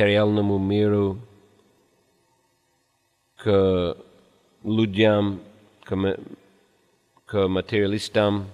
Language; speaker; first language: Russian; non-native, fluent; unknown